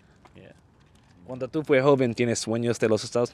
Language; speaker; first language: Spanish; non-native, learner; English